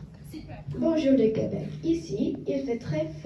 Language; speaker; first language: French; non-native, learner; Czech